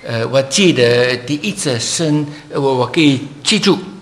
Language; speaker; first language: Chinese; non-native, fluent; English